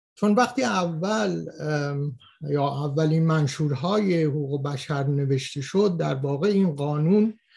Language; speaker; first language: Persian; native; Persian